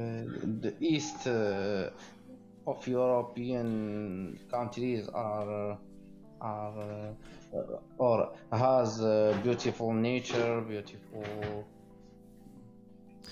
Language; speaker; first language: English; non-native, learner; Arabic